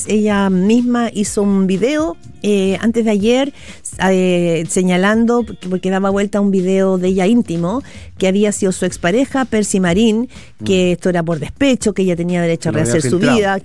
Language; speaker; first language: Spanish; native; Spanish